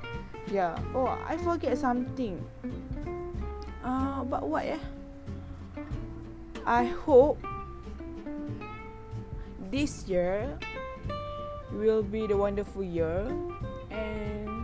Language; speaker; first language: English; non-native, learner; Malay